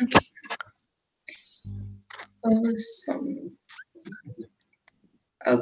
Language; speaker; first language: English; non-native, fluent; Spanish